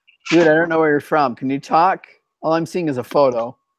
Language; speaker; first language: English; native; English